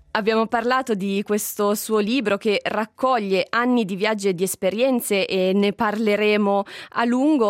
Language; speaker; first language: Italian; native; Italian